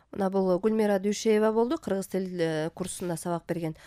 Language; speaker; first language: Kyrgyz; native; Kyrgyz